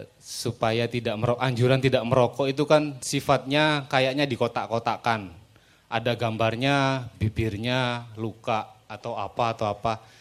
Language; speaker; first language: Indonesian; non-native, local second language; Madurese